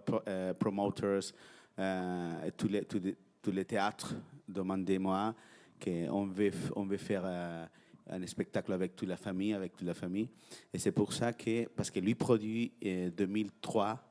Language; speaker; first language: French; non-native, fluent; Spanish